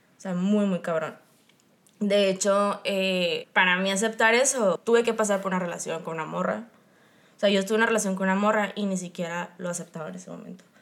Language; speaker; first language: Spanish; native; Spanish